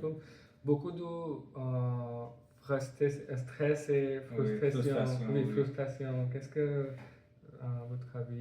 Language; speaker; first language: French; non-native, learner; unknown